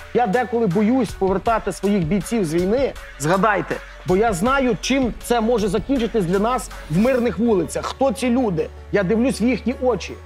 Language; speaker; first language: Ukrainian; native; Ukrainian